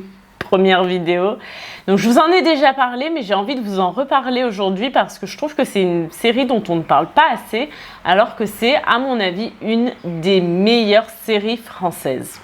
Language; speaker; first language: French; native; French